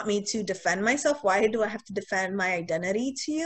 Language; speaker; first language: English; early bilingual, other home language; Spanish